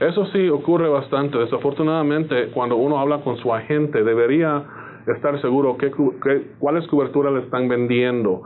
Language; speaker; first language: Spanish; native; Spanish